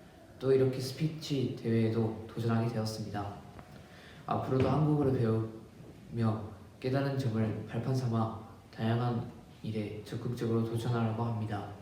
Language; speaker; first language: Korean; early bilingual, other home language; Japanese